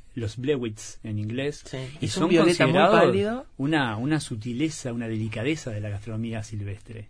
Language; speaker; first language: Spanish; native; Spanish